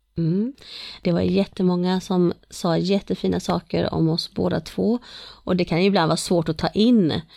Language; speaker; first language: Swedish; native; Swedish